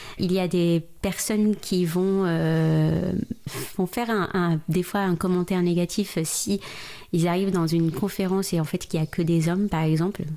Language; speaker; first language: French; non-native, local second language; Arabic